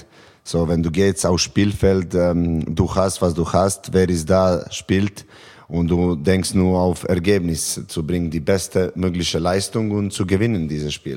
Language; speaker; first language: German; non-native, fluent; Serbian